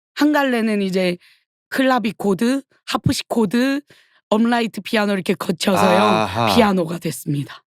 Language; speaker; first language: Korean; early bilingual, heritage; Korean